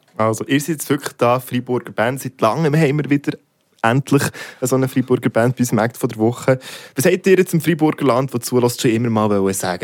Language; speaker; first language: German; native; German